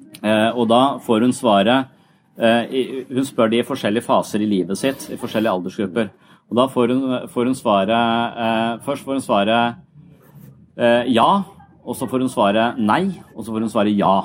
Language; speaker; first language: Norwegian; native; Norwegian